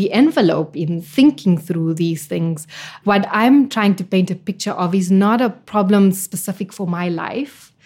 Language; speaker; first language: English; native; English